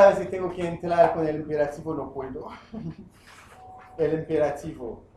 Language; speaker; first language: Spanish; non-native, fluent; Haitian Creole